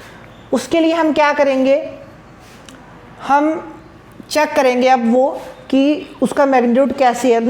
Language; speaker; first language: Hindi; non-native, local second language; Punjabi